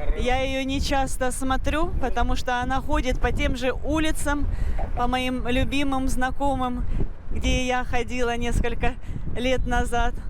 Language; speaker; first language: Russian; native; Russian